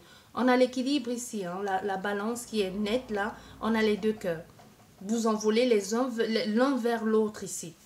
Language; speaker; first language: French; native; French